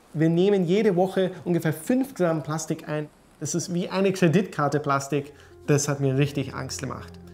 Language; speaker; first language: German; early bilingual, heritage; German